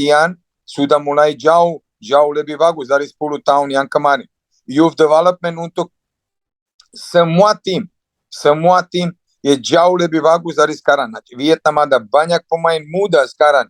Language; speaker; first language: Indonesian; non-native, fluent; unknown